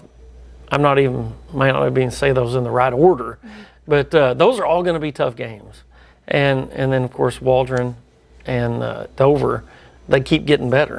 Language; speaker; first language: English; native; English